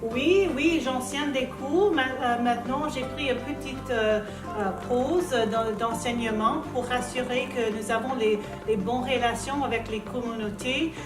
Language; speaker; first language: French; non-native, local second language; English